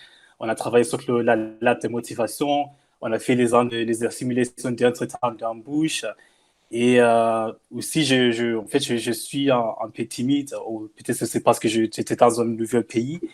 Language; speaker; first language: French; non-native, fluent; English